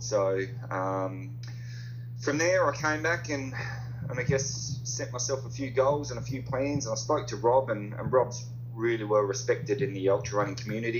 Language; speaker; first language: English; native; English